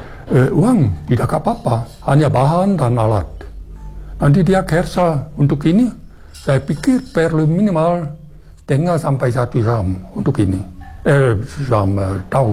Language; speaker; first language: Indonesian; non-native, fluent; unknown